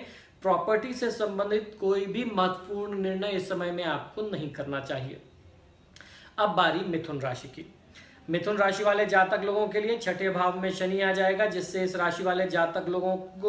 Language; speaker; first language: Hindi; native; Hindi